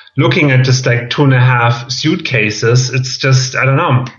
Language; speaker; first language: English; non-native, fluent; German